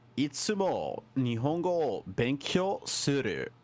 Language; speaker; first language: Japanese; non-native, learner; English